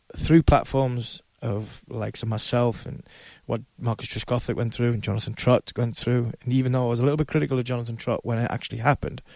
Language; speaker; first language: English; native; English